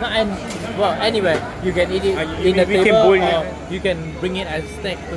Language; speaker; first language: English; non-native, local second language; Malay